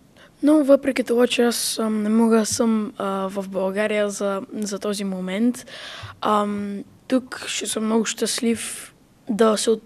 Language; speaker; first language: Bulgarian; early bilingual, heritage; Bulgarian